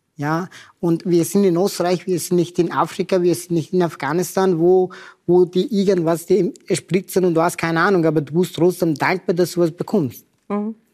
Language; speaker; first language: German; non-native, fluent; Persian